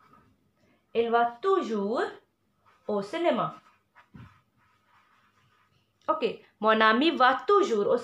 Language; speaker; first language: French; non-native, learner; Hindi